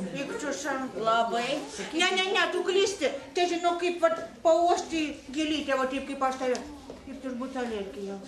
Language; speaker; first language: Lithuanian; native; Lithuanian